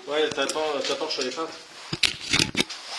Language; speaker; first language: French; native; French